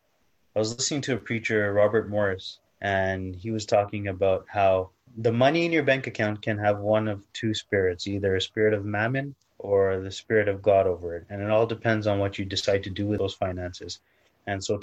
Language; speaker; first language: English; native; English